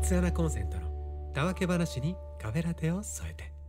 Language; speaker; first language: Japanese; native; Japanese